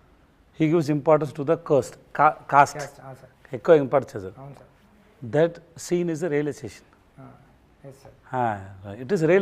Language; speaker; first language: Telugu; non-native, learner; Tamil